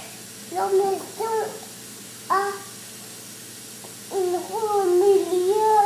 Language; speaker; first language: French; early bilingual, heritage; French